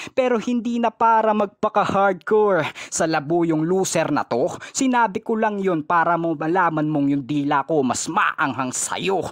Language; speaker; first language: Filipino; non-native, local second language; Bikol